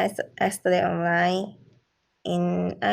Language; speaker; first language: English; non-native, learner; Vietnamese